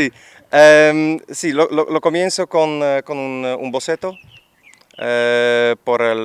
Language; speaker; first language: Spanish; non-native, fluent; Dutch